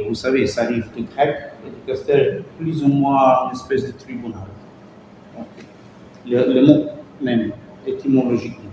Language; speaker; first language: French; non-native, fluent; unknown